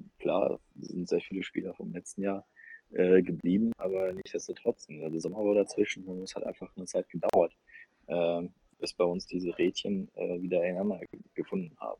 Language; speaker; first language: German; early bilingual, other home language; Russian